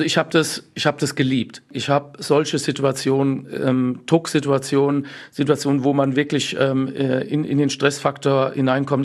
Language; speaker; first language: German; native; German